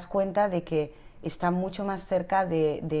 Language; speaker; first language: Spanish; native; Spanish